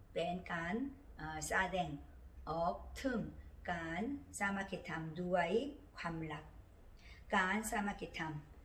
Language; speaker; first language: Thai; non-native, learner; Korean